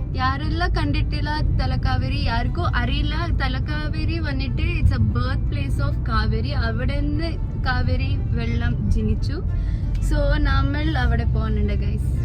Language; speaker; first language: Malayalam; non-native, local second language; Kannada